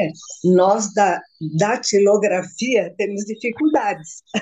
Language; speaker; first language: Portuguese; native; Portuguese